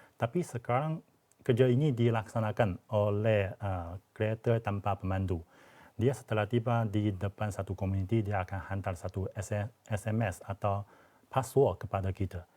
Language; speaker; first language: Malay; non-native, fluent; Chinese